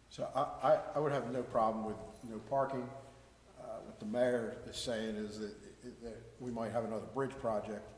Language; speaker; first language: English; native; English